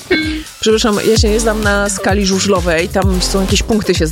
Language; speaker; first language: Polish; native; Polish